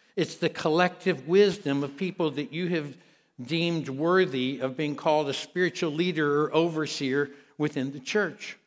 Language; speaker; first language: English; native; English